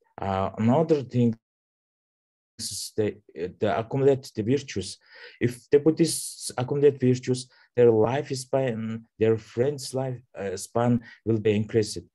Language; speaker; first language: English; non-native, learner; Mongolian